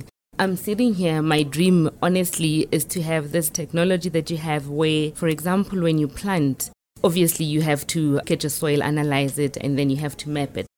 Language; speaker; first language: English; non-native, local second language; Tswana